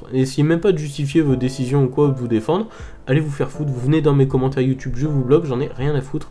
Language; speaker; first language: French; native; French